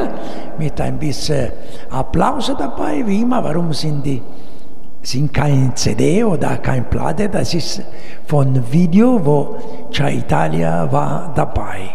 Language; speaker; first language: German; non-native, fluent; Italian